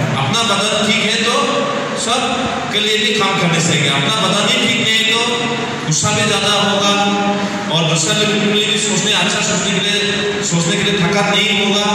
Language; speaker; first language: Hindi; non-native, local second language; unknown